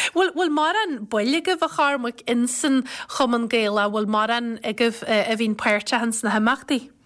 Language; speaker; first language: Irish; native; Irish